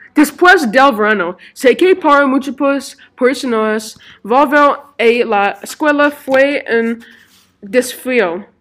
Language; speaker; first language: Spanish; non-native, learner; English